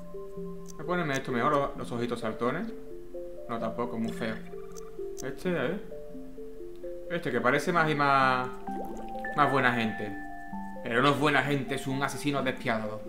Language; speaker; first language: Spanish; native; Spanish